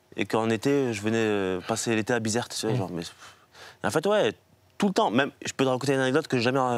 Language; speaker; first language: French; native; French